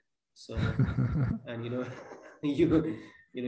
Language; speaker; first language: English; non-native, local second language; Punjabi